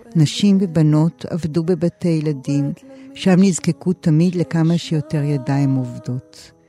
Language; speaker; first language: Hebrew; native; Hebrew